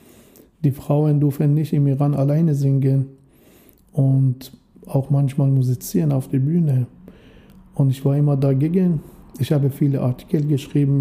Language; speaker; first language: German; non-native, learner; Persian